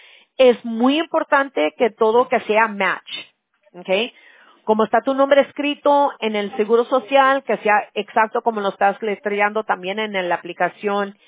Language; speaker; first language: Spanish; early bilingual, heritage; Spanish